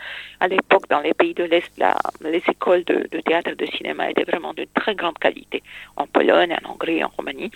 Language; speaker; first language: French; non-native, fluent; Romanian